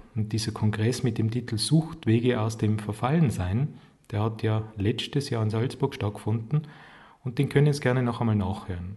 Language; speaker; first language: German; native; German